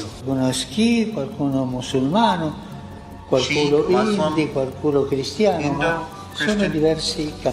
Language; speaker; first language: Italian; non-native, fluent; Spanish